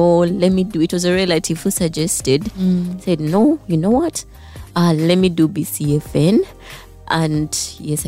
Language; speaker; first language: English; non-native, local second language; Ganda